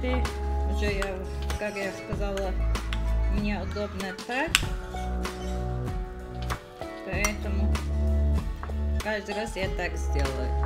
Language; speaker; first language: Russian; non-native, learner; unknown